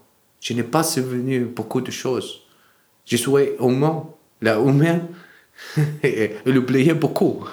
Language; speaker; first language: French; non-native, learner; Arabic